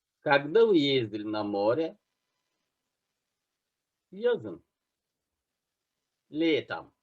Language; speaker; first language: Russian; non-native, fluent; Turkish